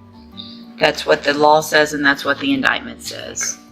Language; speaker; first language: English; native; English